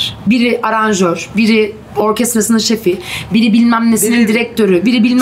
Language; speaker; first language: Turkish; native; Turkish